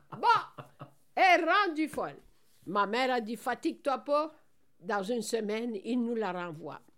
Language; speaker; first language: French; non-native, fluent; Italian